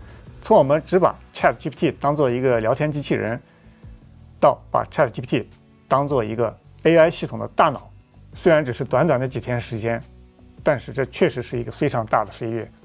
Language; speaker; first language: Chinese; native; Chinese